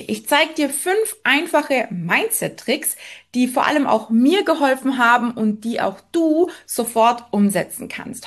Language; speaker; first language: German; native; German